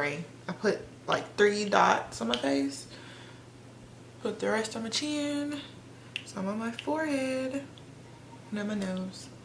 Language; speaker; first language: English; native; English